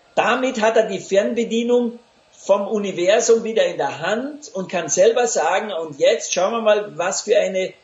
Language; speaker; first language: German; native; German